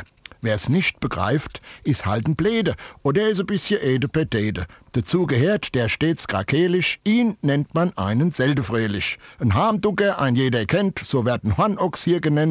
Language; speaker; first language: German; native; German